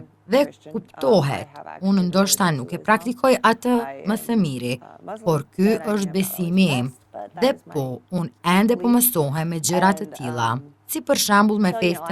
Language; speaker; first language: Albanian; non-native, fluent; English